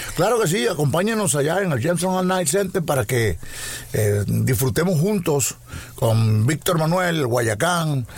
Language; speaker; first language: Spanish; native; Spanish